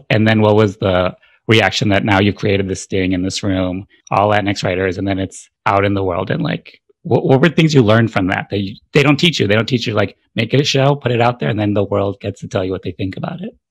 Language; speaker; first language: English; native; English